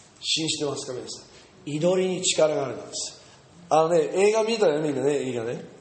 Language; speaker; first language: Japanese; non-native, fluent; English